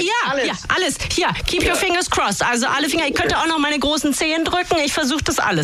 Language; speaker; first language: German; native; German